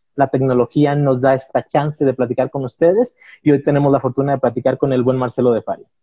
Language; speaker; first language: Spanish; native; Spanish